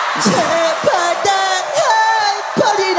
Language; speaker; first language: Japanese; native; Japanese